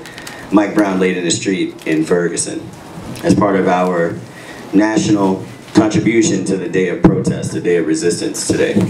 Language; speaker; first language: English; native; English